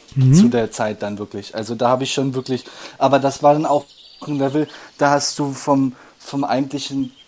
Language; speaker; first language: German; native; German